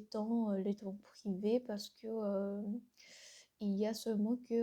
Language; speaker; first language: French; non-native, learner; Korean